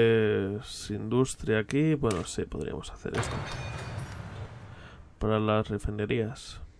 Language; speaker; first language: Spanish; native; Spanish